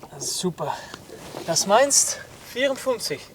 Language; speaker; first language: German; non-native, learner; Dutch